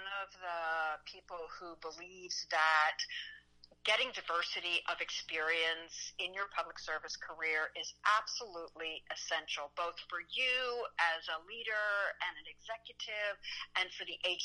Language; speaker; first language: English; native; English